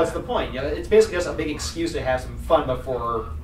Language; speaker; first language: English; native; English